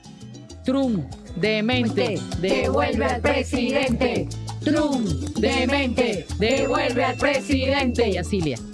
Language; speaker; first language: Spanish; native; Spanish